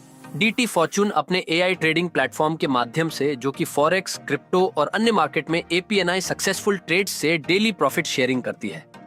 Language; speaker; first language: Hindi; native; Hindi